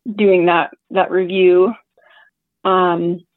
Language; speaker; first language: English; native; English